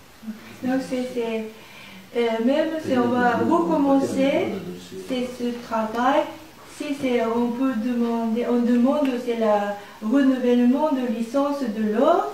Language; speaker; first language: French; non-native, learner; Japanese